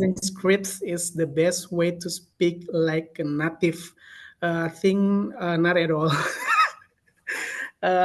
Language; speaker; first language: English; non-native, learner; Indonesian